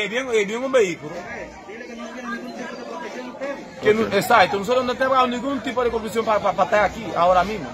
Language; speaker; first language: Spanish; non-native, learner; Haitian Creole